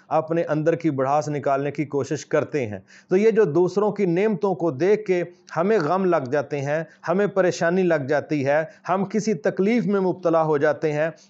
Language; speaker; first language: Urdu; native; Urdu